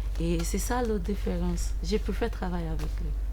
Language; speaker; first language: French; non-native, learner; English